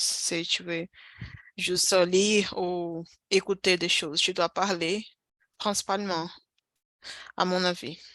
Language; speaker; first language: French; non-native, fluent; Portuguese